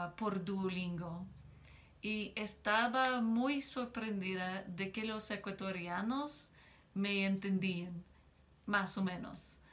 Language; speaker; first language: Spanish; non-native, fluent; English